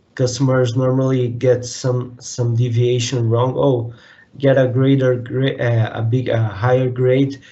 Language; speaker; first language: English; non-native, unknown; Portuguese